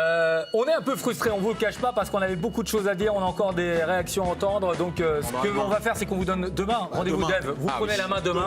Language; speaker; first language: French; native; French